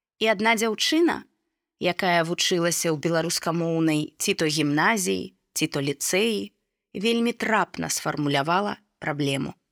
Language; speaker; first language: Belarusian; non-native, local second language; Russian